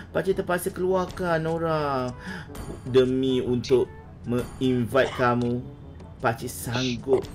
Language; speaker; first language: Malay; native; Malay